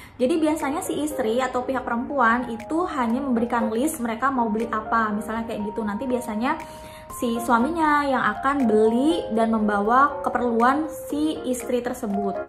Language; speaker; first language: Indonesian; native; Indonesian